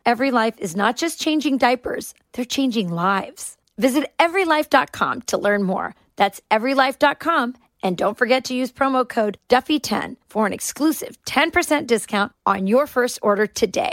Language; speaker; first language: English; native; English